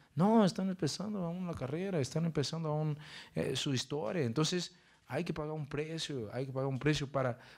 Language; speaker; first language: Spanish; non-native, fluent; Portuguese